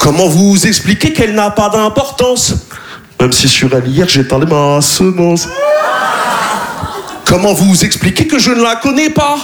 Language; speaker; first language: French; native; French